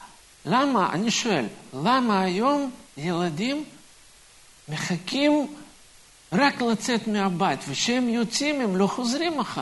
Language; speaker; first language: Hebrew; non-native, fluent; Russian